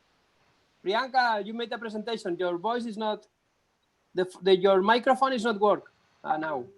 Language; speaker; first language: English; non-native, learner; Spanish